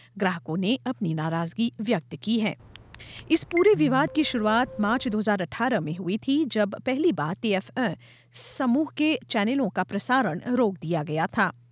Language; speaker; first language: Hindi; non-native, local second language; Morisyen